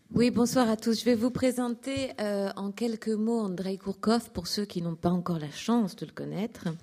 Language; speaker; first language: French; native; French